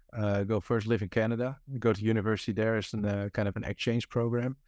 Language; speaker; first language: English; non-native, fluent; Dutch